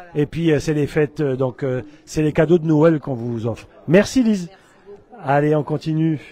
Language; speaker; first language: French; native; French